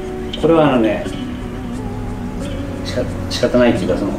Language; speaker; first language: Japanese; native; Japanese